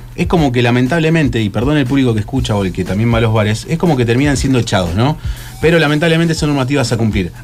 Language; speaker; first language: Spanish; native; Spanish